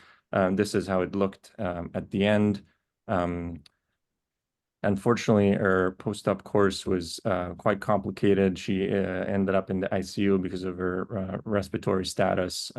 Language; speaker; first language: English; native; English